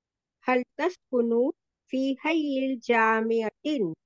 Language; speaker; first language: Arabic; non-native, learner; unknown